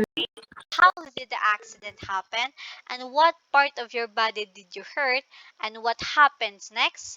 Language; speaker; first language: English; non-native, local second language; Filipino